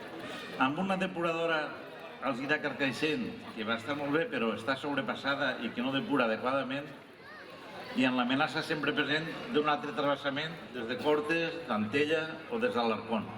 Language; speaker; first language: Catalan; native; Catalan